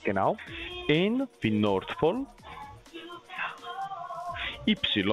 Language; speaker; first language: German; non-native, learner; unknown